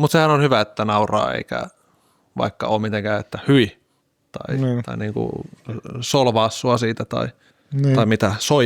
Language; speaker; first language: Finnish; native; Finnish